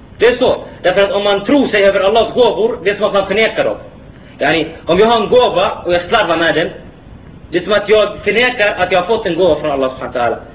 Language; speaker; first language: Swedish; non-native, fluent; Arabic